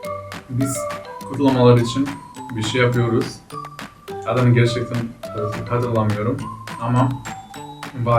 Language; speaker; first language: Turkish; non-native, fluent; Macedonian